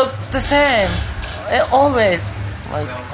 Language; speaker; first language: English; non-native, fluent; Japanese